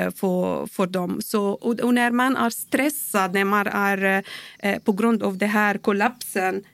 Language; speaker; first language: Swedish; non-native, fluent; Arabic